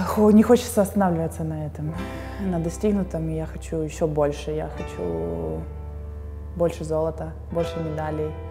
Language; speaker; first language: Russian; native; Russian